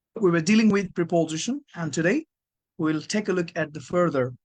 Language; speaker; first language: English; non-native, local second language; Nepali